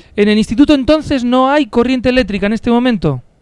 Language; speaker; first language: Spanish; native; Spanish